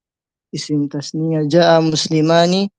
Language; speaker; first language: Arabic; non-native, learner; Indonesian